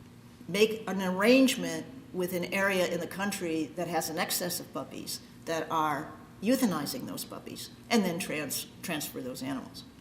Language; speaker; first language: English; native; English